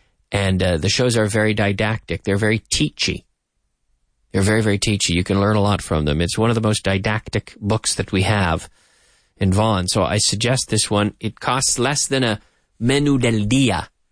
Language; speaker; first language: English; native; English